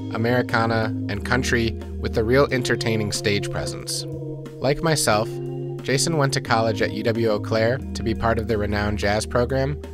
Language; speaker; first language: English; native; English